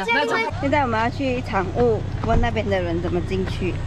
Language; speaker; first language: Chinese; native; Chinese